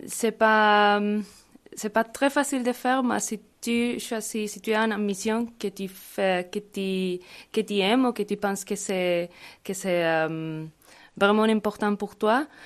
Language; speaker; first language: French; non-native, learner; Spanish